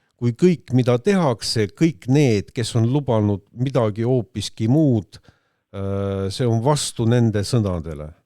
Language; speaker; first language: Estonian; non-native, local second language; Russian